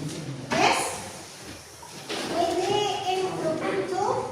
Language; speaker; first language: English; non-native, learner; Indonesian